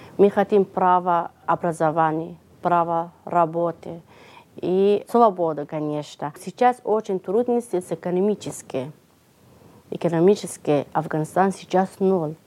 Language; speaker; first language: Russian; non-native, learner; Persian